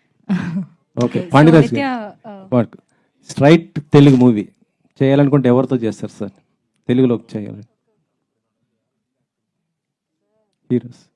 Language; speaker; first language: Telugu; native; Telugu